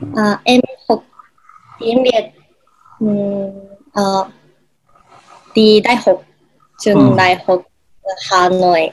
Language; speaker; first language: Vietnamese; non-native, learner; Japanese